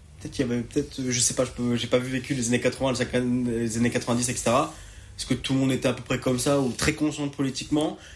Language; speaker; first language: French; native; French